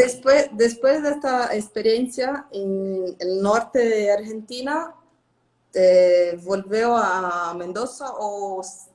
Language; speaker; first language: Spanish; non-native, fluent; Portuguese